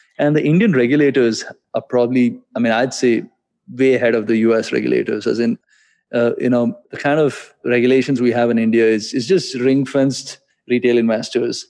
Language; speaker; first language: English; non-native, local second language; Hindi